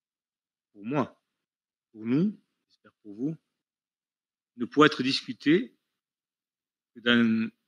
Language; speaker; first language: French; native; French